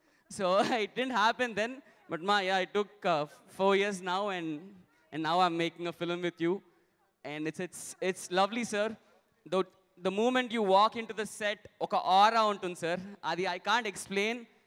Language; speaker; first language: English; non-native, local second language; Telugu